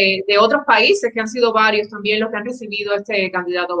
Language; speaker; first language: Spanish; native; Spanish